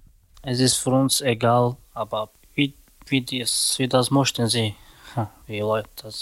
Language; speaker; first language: German; non-native, learner; Slovak